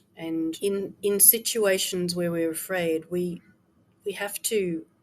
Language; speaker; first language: English; native; English